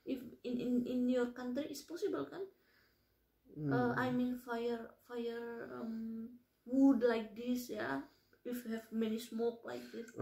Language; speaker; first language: English; non-native, learner; Indonesian